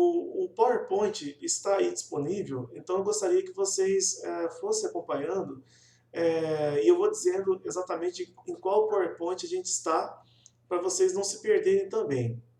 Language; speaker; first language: Portuguese; native; Portuguese